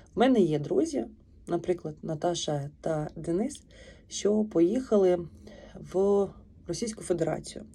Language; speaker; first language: Ukrainian; native; Ukrainian